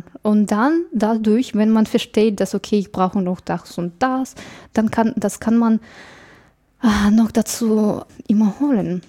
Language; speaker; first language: German; non-native, fluent; English